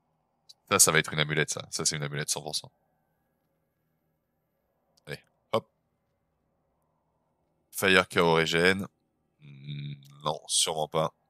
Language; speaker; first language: French; native; French